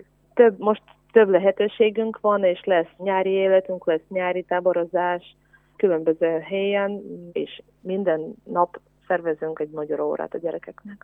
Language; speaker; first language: Hungarian; non-native, fluent; Ukrainian